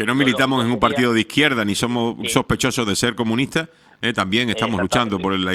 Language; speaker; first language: Spanish; native; Spanish